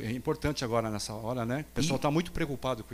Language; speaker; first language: Portuguese; native; Portuguese